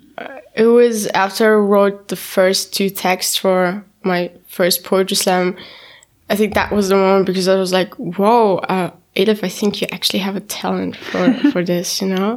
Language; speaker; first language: English; non-native, fluent; German